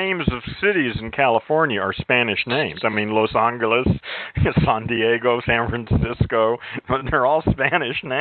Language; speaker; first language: English; native; English